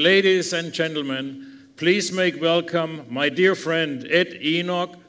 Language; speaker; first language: English; non-native, fluent; German